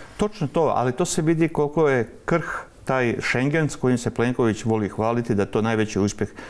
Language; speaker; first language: Croatian; native; Croatian